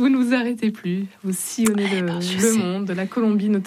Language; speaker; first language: French; native; French